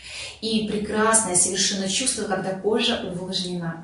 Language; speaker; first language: Russian; native; Russian